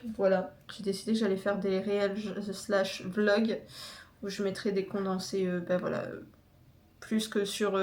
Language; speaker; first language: French; native; French